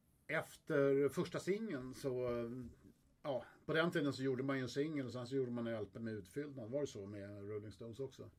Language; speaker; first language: Swedish; native; Swedish